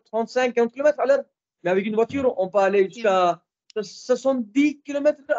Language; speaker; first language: French; non-native, fluent; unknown